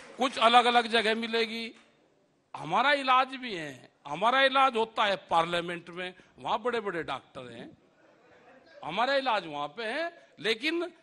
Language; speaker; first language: Hindi; native; Hindi